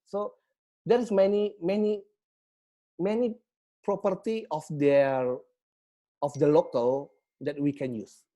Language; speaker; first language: English; non-native, learner; Indonesian